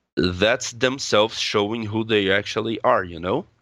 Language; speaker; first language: English; non-native, fluent; Portuguese